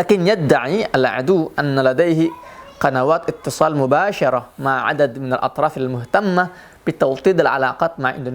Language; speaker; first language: Arabic; non-native, fluent; Indonesian